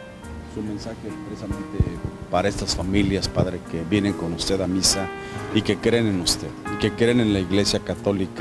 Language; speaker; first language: Spanish; native; Spanish